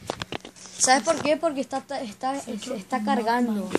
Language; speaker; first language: Spanish; early bilingual, heritage; Spanish